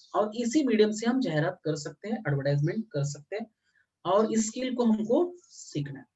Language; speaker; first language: Hindi; non-native, local second language; Marathi